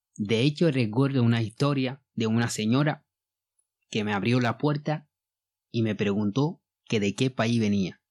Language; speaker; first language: Spanish; non-native, fluent; Bambara